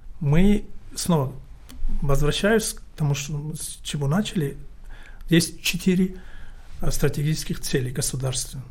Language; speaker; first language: Russian; non-native, local second language; Tajik